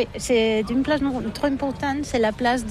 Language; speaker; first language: French; non-native, learner; Catalan